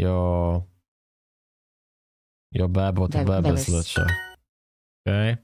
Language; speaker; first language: Spanish; non-native, learner; Polish